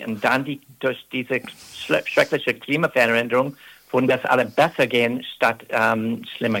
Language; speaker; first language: German; non-native, fluent; English